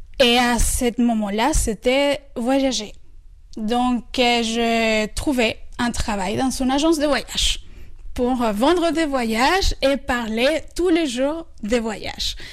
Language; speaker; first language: French; non-native, fluent; Spanish